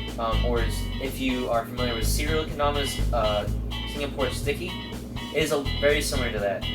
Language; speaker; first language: English; native; English